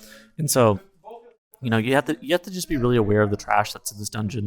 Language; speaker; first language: English; native; English